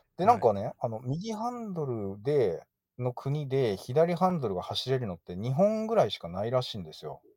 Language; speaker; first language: Japanese; native; Japanese